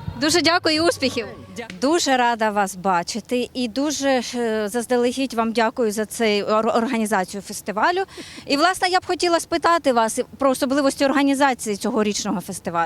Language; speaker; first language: Ukrainian; native; Ukrainian